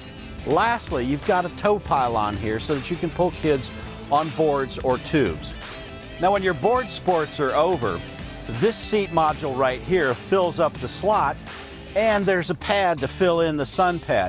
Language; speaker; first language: English; native; English